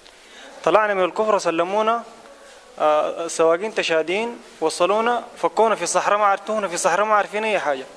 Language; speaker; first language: Arabic; native; Arabic